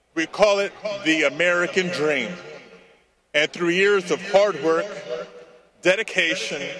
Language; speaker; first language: English; early bilingual, other home language; Spanish